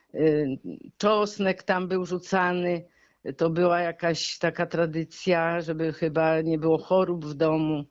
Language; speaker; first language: Polish; native; Polish